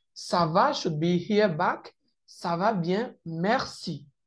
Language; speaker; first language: French; native; French